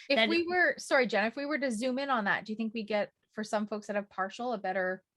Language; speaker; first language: English; native; English